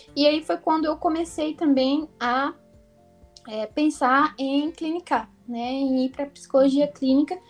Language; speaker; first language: Portuguese; native; Portuguese